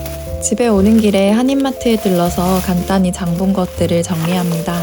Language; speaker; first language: Korean; native; Korean